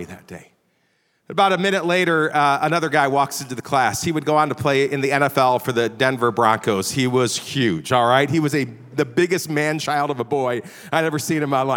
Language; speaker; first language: English; native; English